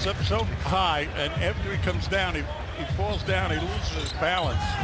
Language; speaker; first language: English; native; English